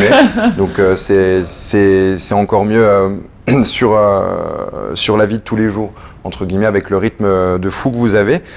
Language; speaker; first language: French; native; French